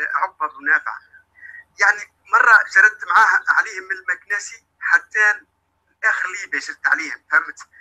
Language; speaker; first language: Arabic; native; Arabic